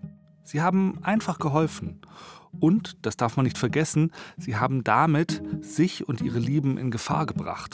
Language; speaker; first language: German; native; German